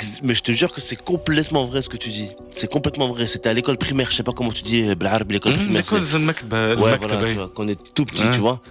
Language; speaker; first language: French; native; French